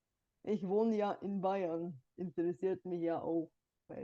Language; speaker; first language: German; non-native, fluent; Bulgarian